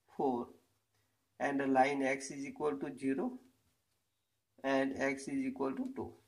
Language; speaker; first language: English; non-native, local second language; Gujarati